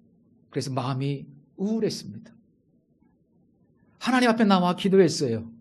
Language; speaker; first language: Korean; native; Korean